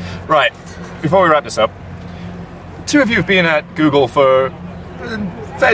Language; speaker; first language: English; native; English